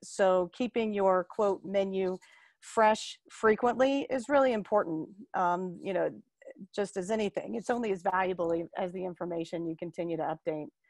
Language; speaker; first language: English; native; English